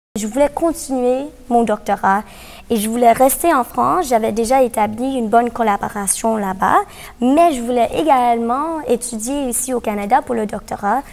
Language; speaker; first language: French; non-native, local second language; English